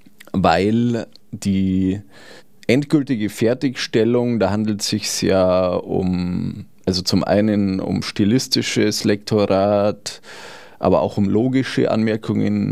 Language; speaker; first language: German; native; German